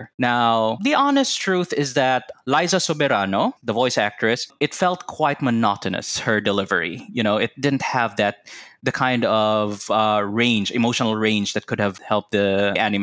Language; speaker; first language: English; non-native, local second language; Cebuano